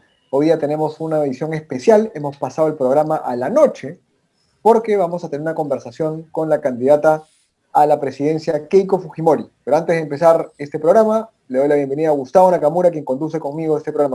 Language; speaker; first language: Spanish; native; Spanish